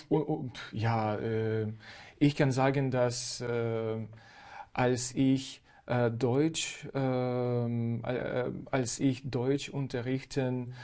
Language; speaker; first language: German; non-native, fluent; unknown